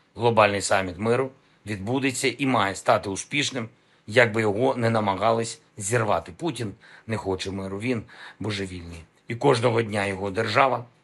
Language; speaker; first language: Ukrainian; non-native, local second language; Russian